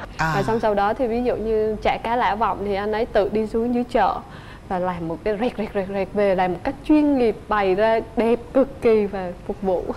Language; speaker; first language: Vietnamese; native; Vietnamese